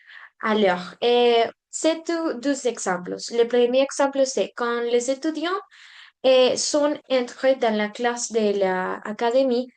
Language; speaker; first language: French; non-native, learner; Spanish